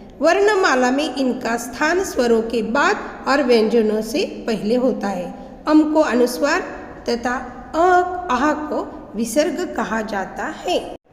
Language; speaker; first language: Hindi; non-native, local second language; Marathi